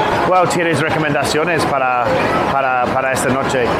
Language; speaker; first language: Spanish; non-native, learner; English